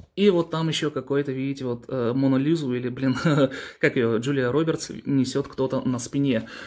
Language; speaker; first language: Russian; early bilingual, heritage; Russian